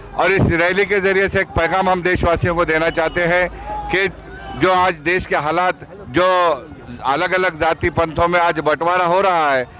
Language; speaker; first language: Hindi; non-native, local second language; Urdu